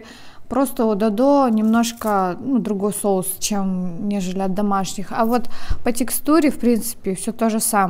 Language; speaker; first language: Russian; native; Russian